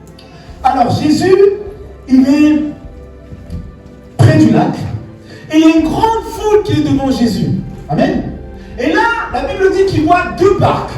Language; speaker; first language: French; native; French